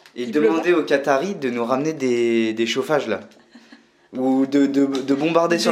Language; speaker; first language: French; native; French